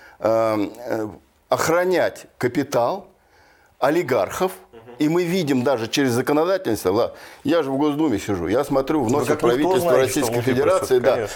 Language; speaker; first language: Russian; native; Russian